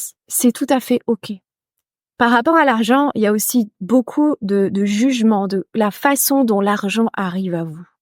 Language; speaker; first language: French; native; French